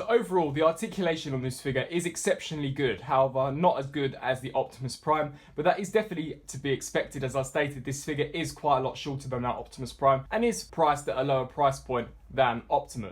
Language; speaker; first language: English; native; English